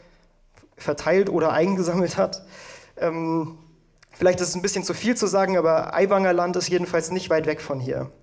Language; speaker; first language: German; native; German